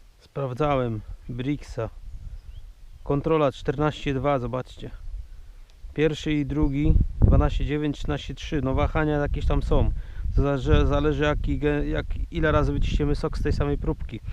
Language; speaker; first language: Polish; native; Polish